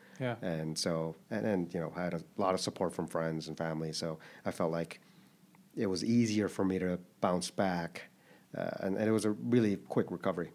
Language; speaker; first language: English; early bilingual, other home language; Korean